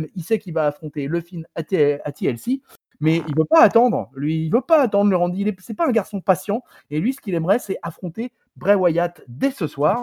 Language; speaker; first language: French; native; French